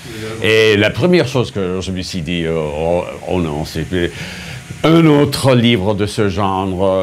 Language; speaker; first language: French; non-native, fluent; English